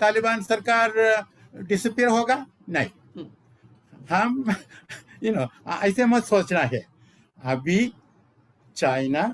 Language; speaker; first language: Hindi; non-native, local second language; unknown